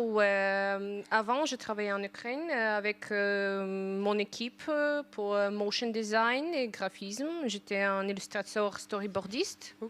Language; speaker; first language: French; non-native, learner; Ukrainian